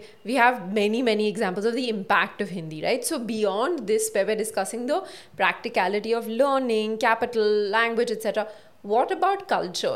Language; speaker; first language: English; non-native, local second language; Hindi